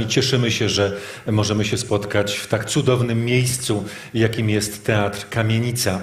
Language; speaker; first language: Polish; native; Polish